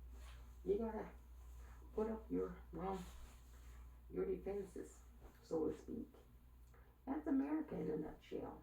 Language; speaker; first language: English; native; English